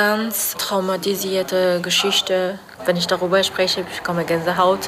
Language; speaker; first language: German; non-native, learner; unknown